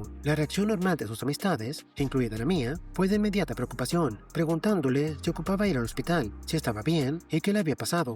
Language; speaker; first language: Spanish; native; Spanish